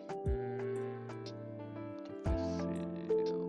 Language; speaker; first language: English; non-native, learner; Japanese